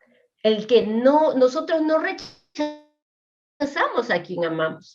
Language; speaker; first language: Spanish; native; Spanish